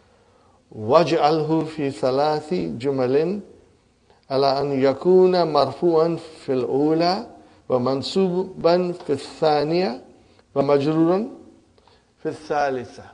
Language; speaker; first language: Arabic; non-native, fluent; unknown